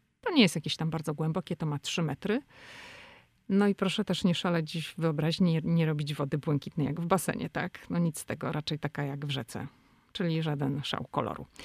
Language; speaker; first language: Polish; native; Polish